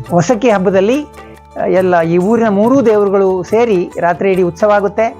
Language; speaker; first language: Kannada; native; Kannada